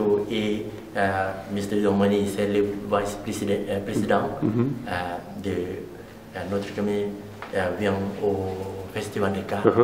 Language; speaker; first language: French; non-native, learner; Lao